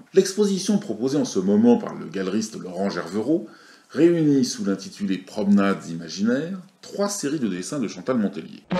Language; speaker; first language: French; native; French